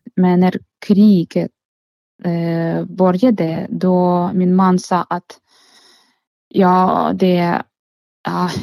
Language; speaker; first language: Swedish; non-native, learner; Ukrainian